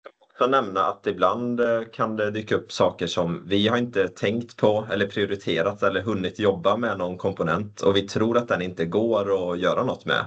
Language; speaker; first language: Swedish; native; Swedish